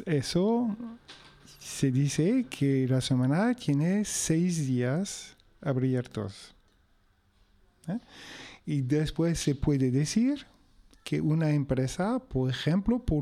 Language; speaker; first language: Spanish; non-native, fluent; French